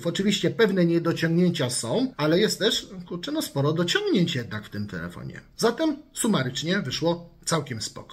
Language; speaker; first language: Polish; native; Polish